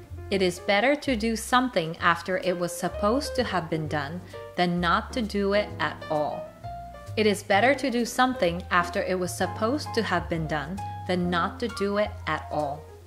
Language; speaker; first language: English; non-native, fluent; Japanese